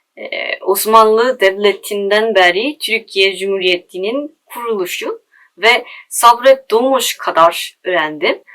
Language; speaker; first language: Turkish; non-native, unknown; Korean